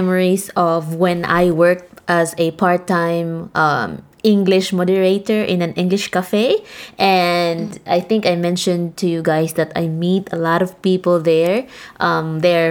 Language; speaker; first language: English; non-native, local second language; Cebuano